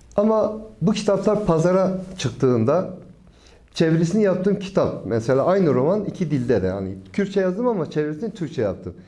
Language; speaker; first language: Turkish; non-native, local second language; Kurdish